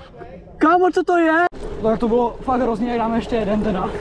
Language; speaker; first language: Czech; native; Czech